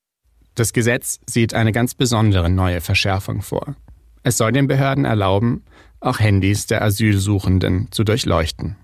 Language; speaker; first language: German; native; German